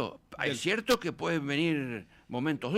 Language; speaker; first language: Spanish; native; Spanish